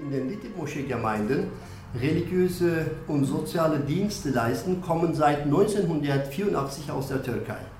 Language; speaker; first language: German; non-native, fluent; Turkish